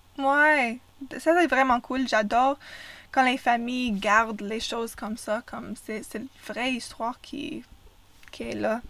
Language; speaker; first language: French; non-native, fluent; English